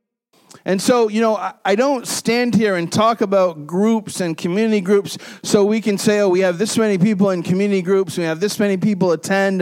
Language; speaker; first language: English; native; English